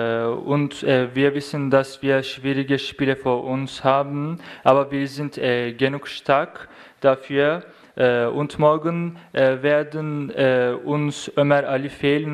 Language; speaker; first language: German; non-native, fluent; Turkish